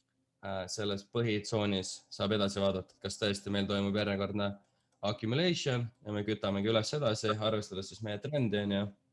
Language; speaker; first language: Estonian; native; Estonian